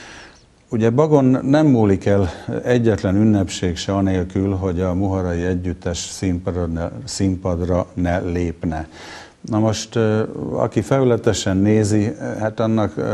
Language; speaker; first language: Hungarian; native; Hungarian